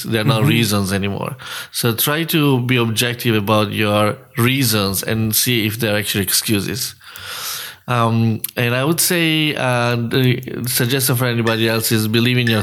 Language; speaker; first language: English; non-native, fluent; Italian